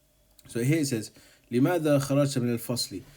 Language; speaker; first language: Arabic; non-native, fluent; English